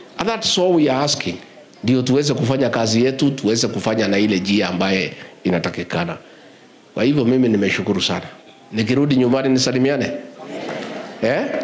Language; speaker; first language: Swahili; non-native, local second language; Kikuyu